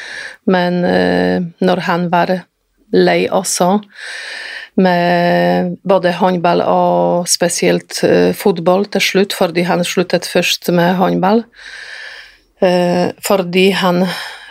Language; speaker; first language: Norwegian; non-native, fluent; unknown